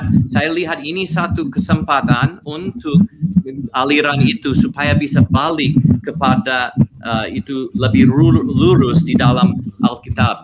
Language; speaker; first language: Indonesian; non-native, learner; English